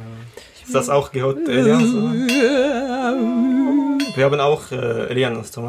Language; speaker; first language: German; non-native, learner; Arabic